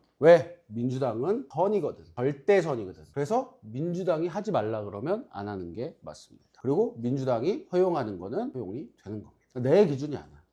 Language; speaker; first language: Korean; native; Korean